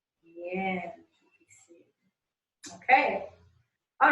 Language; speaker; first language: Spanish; non-native, learner; English